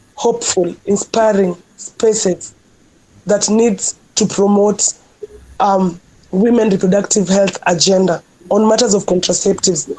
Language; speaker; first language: English; non-native, local second language; Luo (Kenya and Tanzania)